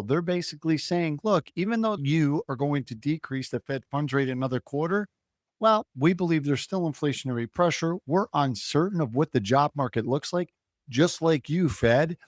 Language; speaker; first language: English; native; English